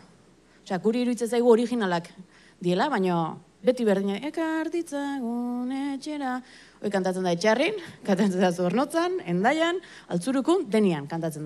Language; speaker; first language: Basque; native; Basque